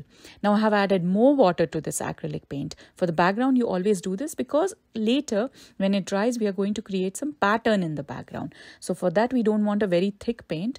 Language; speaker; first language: English; non-native, local second language; Hindi